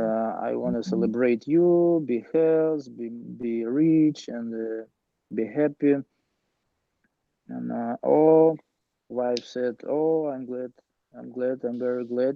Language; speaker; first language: English; non-native, learner; Russian